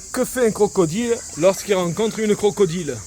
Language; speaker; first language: French; native; French